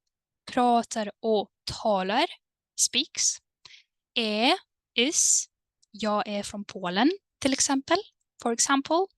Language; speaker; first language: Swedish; non-native, fluent; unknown